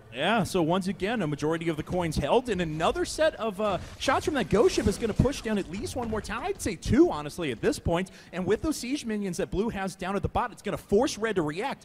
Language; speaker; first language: English; native; English